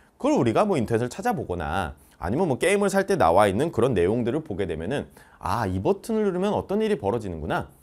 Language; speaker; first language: Korean; native; Korean